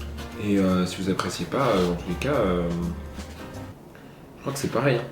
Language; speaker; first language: French; native; French